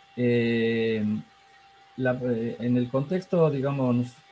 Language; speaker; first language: Spanish; native; Spanish